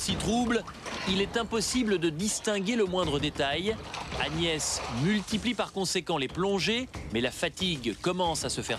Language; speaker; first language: French; native; French